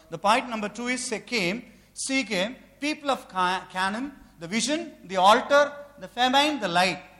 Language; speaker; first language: English; non-native, local second language; Tamil